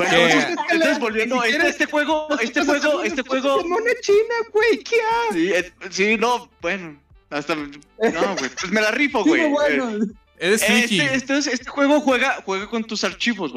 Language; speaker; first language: Spanish; native; Spanish